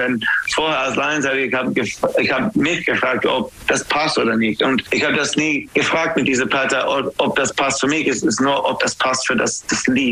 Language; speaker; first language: German; non-native, learner; English